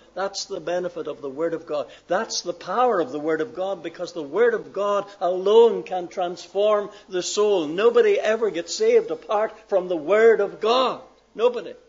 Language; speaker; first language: English; native; English